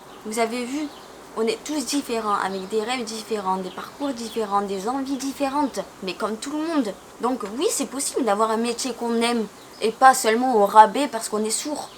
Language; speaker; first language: French; native; French